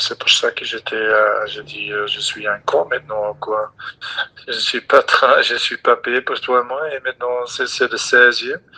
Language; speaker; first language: French; non-native, local second language; Dutch